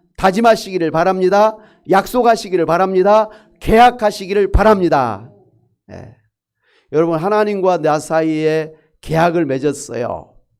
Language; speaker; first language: Korean; native; Korean